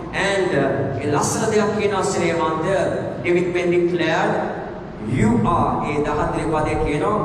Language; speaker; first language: English; non-native, local second language; Sinhala